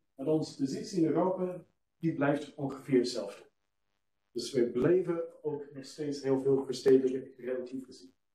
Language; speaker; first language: Dutch; non-native, fluent; English